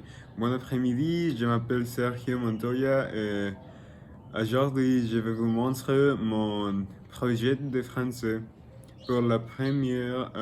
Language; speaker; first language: French; non-native, learner; Spanish